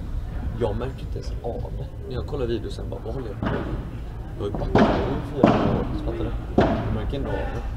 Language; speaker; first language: Swedish; native; Swedish